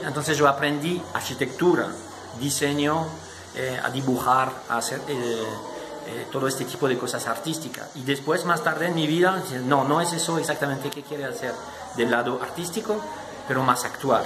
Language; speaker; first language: Spanish; non-native, fluent; French